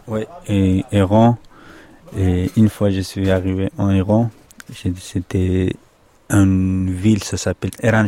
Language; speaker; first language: French; non-native, learner; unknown